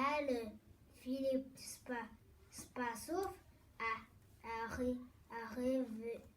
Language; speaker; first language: French; non-native, learner; Bulgarian